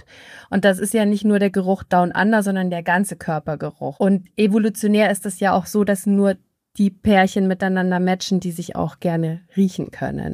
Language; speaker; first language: German; native; German